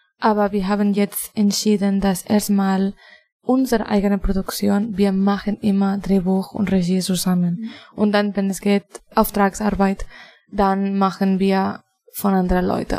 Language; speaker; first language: German; non-native, fluent; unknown